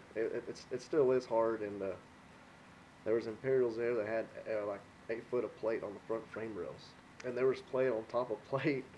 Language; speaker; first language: English; native; English